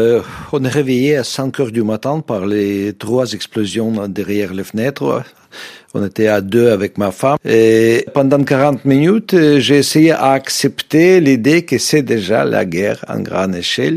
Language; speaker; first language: French; non-native, fluent; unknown